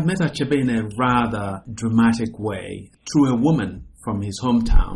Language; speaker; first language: English; non-native, local second language; Igbo